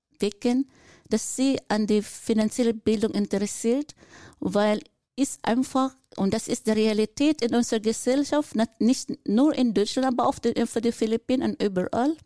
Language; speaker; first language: German; non-native, fluent; Filipino